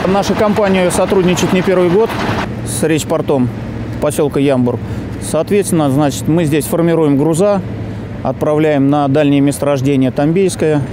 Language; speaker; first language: Russian; native; Russian